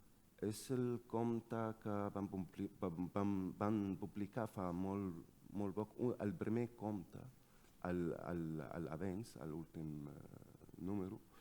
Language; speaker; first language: Catalan; non-native, fluent; Arabic